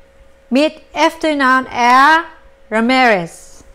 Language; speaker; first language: Danish; non-native, learner; Filipino